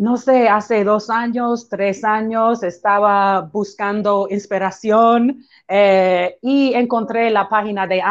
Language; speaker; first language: Spanish; non-native, learner; English